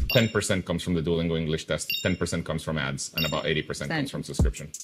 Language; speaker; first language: English; non-native, fluent; Spanish